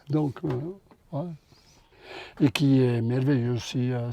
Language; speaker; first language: French; non-native, local second language; Dutch